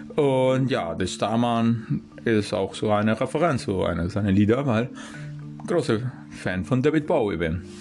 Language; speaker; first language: German; non-native, fluent; Spanish